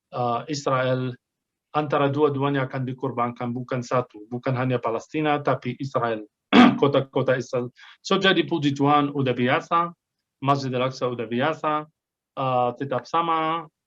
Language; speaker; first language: Indonesian; non-native, fluent; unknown